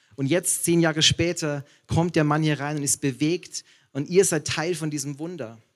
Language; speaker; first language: German; native; German